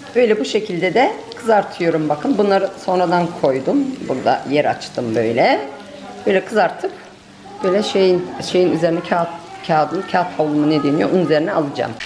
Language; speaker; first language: Turkish; early bilingual, heritage; Turkish